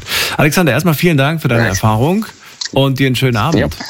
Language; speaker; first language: German; native; German